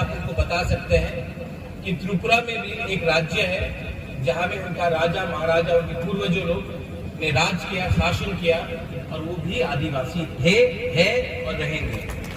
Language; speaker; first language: Hindi; non-native, local second language; Kok Borok